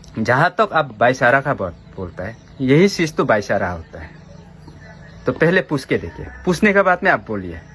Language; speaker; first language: Hindi; non-native, local second language; Nepali